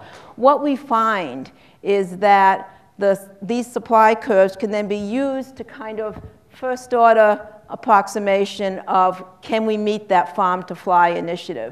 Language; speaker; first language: English; native; English